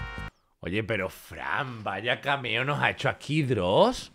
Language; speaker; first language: Spanish; native; Spanish